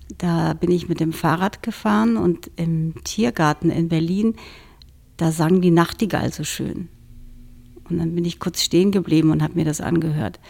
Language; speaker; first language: German; early bilingual, other home language; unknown